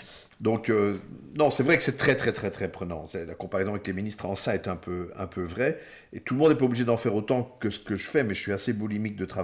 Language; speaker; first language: French; native; French